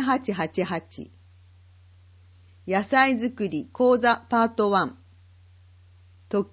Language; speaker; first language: Japanese; native; Japanese